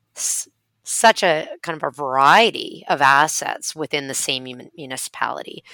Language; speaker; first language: English; native; English